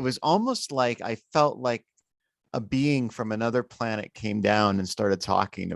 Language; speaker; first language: English; native; English